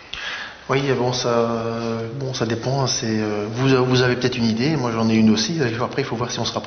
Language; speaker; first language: French; native; French